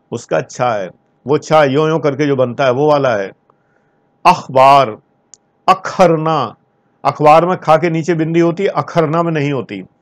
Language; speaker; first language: Hindi; native; Hindi